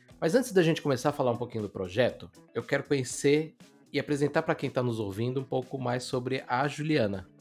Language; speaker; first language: Portuguese; native; Portuguese